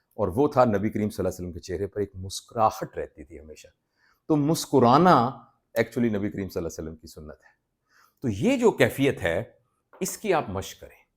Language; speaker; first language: Urdu; non-native, local second language; Punjabi